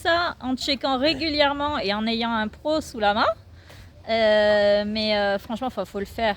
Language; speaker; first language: French; native; French